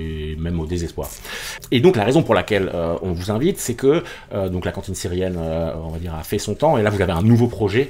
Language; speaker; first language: French; native; French